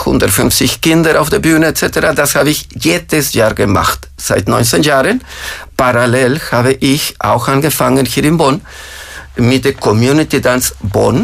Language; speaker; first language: German; non-native, fluent; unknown